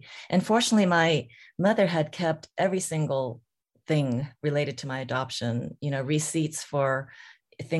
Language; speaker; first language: English; early bilingual, other home language; Korean